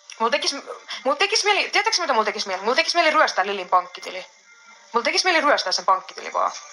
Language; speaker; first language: Finnish; native; Finnish